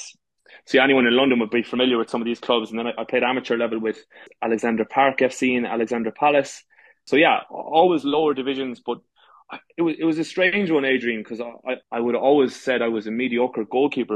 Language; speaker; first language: English; native; English